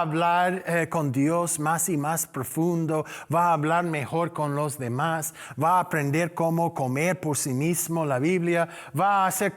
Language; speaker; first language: Spanish; non-native, learner; English